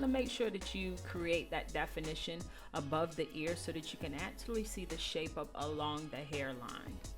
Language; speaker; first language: English; native; English